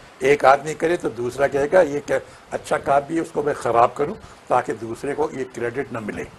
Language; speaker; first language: Urdu; non-native, local second language; Sindhi